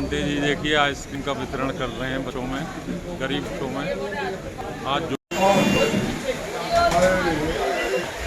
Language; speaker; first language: Hindi; native; Hindi